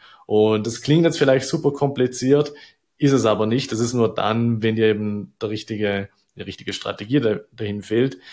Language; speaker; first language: German; native; German